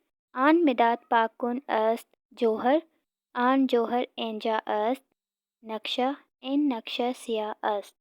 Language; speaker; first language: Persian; non-native, fluent; Urdu